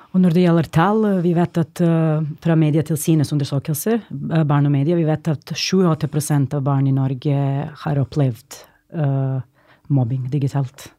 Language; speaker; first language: Norwegian; non-native, fluent; Serbian